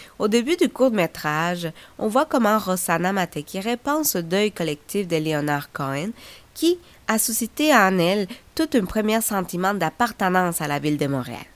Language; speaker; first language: French; non-native, fluent; Spanish